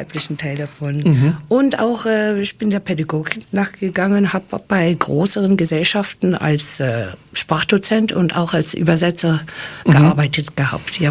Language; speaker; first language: German; non-native, fluent; English